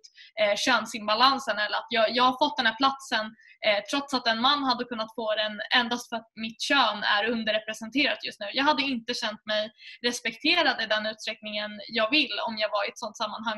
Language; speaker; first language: Swedish; native; Swedish